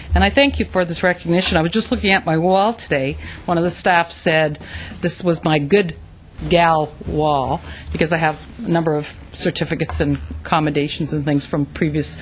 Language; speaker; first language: English; native; English